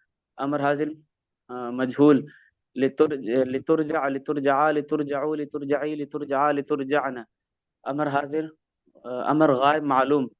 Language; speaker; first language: Arabic; non-native, learner; Urdu